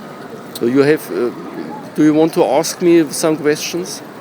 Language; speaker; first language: English; non-native, learner; German